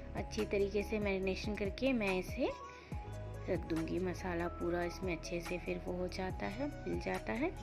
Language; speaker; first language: Hindi; non-native, local second language; Bangla